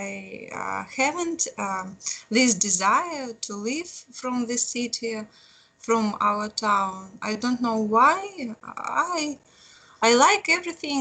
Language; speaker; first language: English; non-native, learner; Russian